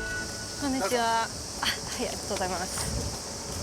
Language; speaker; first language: Japanese; non-native, learner; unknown